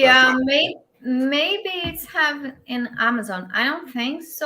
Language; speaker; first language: English; non-native, learner; Portuguese